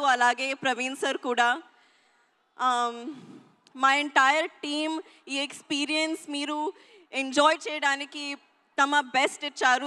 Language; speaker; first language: Telugu; non-native, learner; Hindi